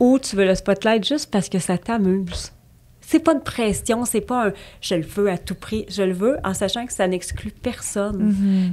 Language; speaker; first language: French; native; French